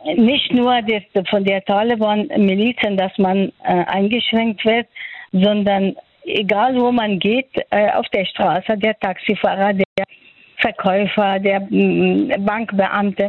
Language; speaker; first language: German; non-native, fluent; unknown